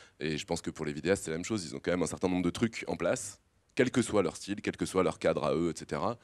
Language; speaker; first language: French; native; French